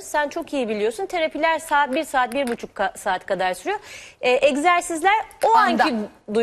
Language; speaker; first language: Turkish; native; Turkish